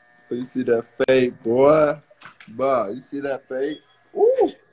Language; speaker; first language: English; native; English